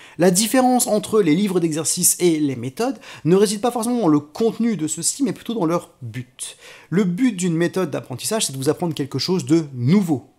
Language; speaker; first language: French; native; French